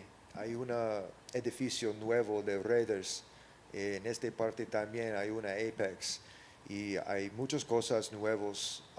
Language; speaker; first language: Spanish; early bilingual, heritage; English